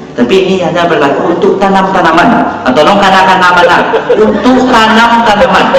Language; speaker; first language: Malay; non-native, local second language; Minangkabau